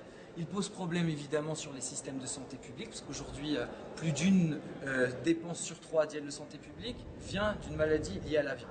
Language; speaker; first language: French; early bilingual, heritage; French